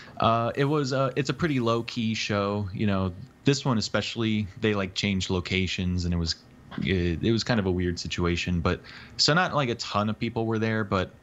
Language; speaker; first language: English; native; English